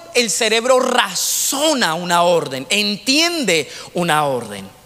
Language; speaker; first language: Spanish; native; Spanish